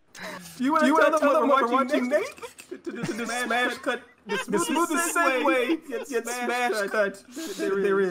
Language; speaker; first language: English; native; English